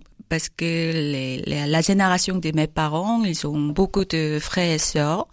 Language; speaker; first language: French; non-native, learner; Korean